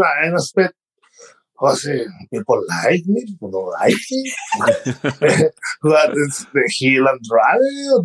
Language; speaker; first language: English; non-native, learner; Spanish